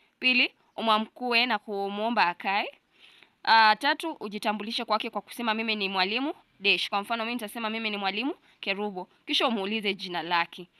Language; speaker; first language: Swahili; non-native, local second language; Gusii